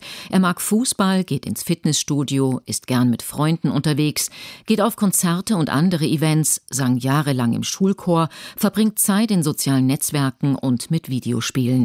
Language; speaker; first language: German; native; German